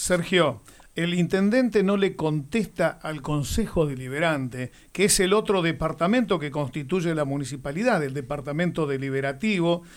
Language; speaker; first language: Spanish; native; Spanish